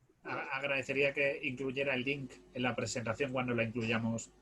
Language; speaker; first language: Spanish; native; Spanish